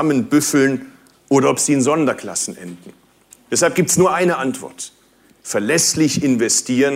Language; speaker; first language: German; early bilingual, other home language; Turkish